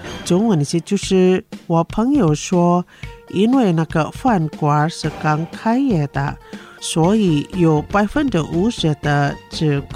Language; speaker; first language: Chinese; non-native, fluent; Indonesian